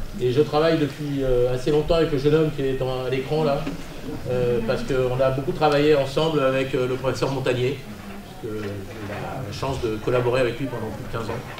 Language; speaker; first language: French; native; French